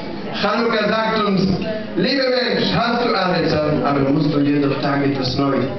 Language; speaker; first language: German; non-native, learner; Russian